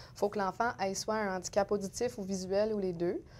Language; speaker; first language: French; native; French